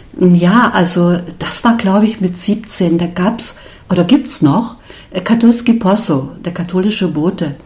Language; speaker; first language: German; non-native, local second language; Upper Sorbian